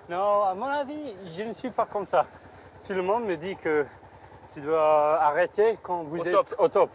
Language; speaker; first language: French; non-native, learner; English